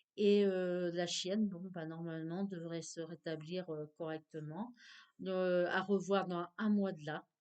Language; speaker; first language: French; native; French